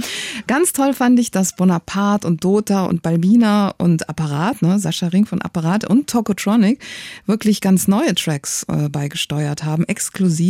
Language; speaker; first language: German; native; German